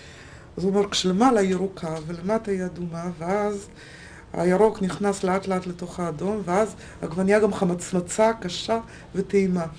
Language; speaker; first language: Hebrew; native; Hebrew